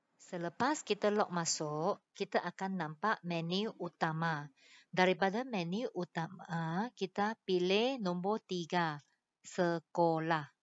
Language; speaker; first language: Malay; non-native, local second language; Chinese